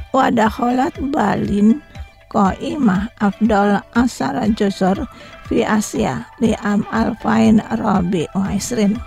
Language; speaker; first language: Arabic; non-native, fluent; Indonesian